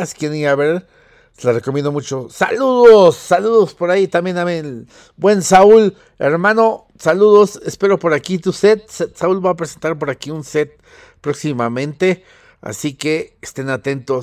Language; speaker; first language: Spanish; native; Spanish